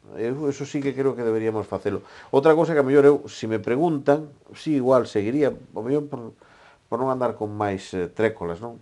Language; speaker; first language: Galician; non-native, local second language; Spanish